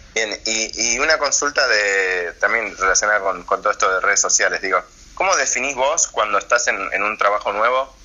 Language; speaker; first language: Spanish; native; Spanish